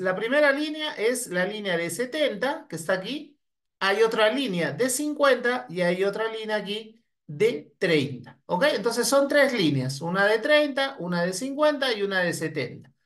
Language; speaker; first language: Spanish; native; Spanish